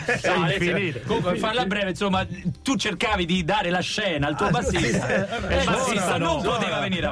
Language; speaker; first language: Italian; native; Italian